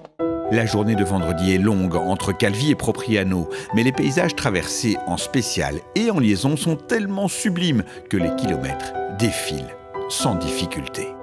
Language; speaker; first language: French; native; French